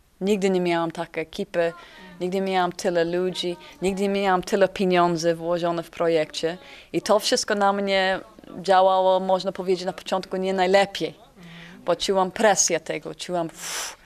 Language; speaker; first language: Polish; non-native, fluent; English